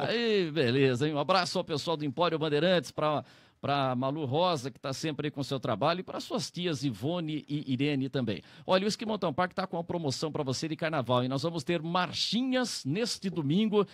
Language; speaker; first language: Portuguese; native; Portuguese